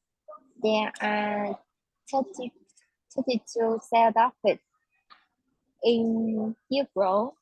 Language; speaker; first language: English; non-native, learner; Vietnamese